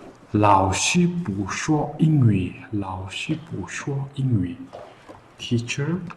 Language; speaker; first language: Chinese; non-native, learner; Mongolian